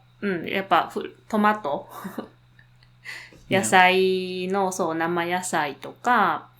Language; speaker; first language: Japanese; native; Japanese